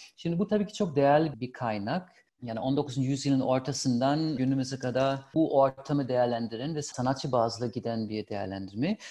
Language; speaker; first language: Turkish; non-native, fluent; German